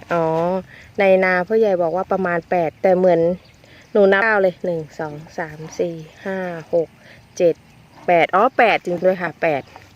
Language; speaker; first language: Thai; non-native, local second language; Northeastern Thai